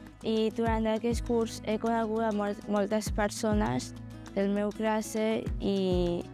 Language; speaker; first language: Catalan; early bilingual, other home language; Chinese